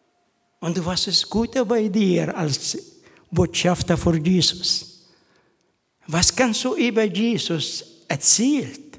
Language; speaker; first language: German; non-native, fluent; Arabic